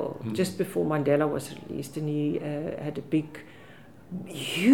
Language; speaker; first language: English; non-native, local second language; Afrikaans